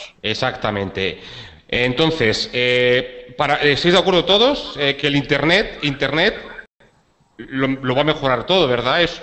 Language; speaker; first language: Spanish; native; Spanish